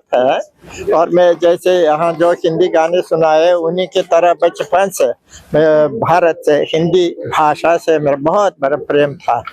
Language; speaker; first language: Hindi; non-native, fluent; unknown